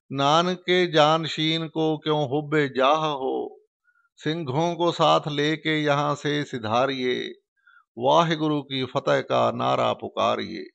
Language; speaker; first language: Urdu; non-native, local second language; Punjabi